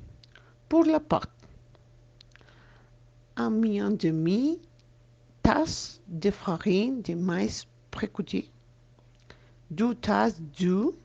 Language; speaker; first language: French; non-native, learner; Spanish